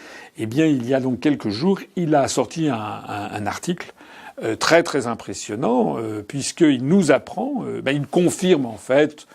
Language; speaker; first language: French; native; French